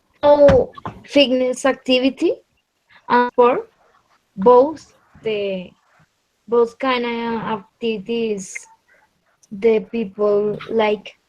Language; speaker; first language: English; non-native, learner; Spanish